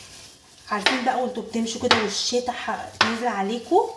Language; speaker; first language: Arabic; native; Arabic